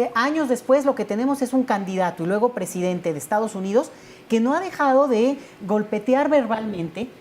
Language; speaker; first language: Spanish; native; Spanish